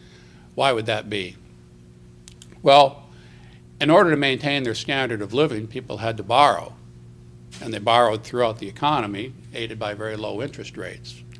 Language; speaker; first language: English; native; English